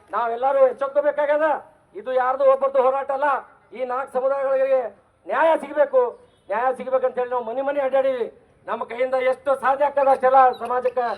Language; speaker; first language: Kannada; non-native, local second language; Lambadi